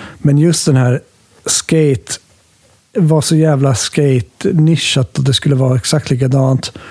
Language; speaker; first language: Swedish; early bilingual, other home language; Finnish